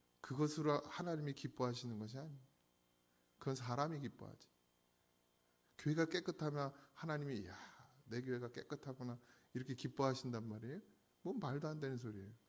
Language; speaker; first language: Korean; native; Korean